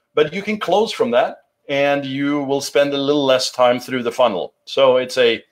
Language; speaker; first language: English; non-native, fluent; Norwegian